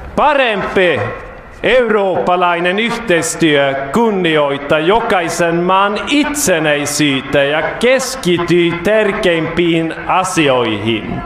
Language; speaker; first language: Finnish; non-native, fluent; Swedish